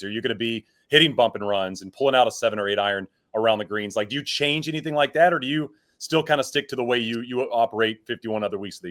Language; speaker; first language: English; native; English